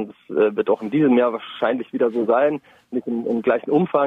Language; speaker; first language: German; native; German